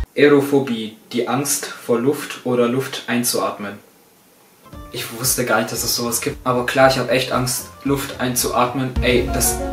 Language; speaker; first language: German; early bilingual, other home language; Turkish